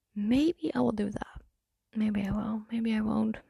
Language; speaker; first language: English; non-native, fluent; Dutch